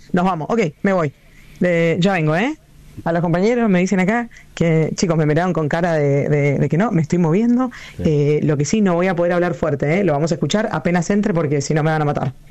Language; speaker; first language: Spanish; native; Spanish